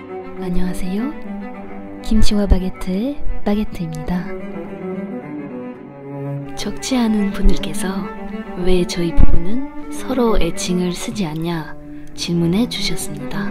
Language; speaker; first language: Korean; non-native, fluent; French